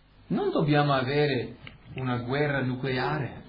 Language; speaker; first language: Italian; early bilingual, heritage; Italian